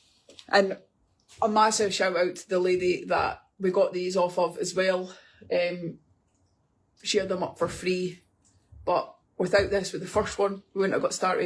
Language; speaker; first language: English; native; English